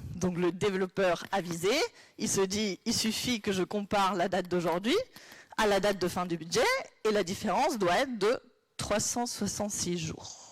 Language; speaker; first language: French; non-native, fluent; Spanish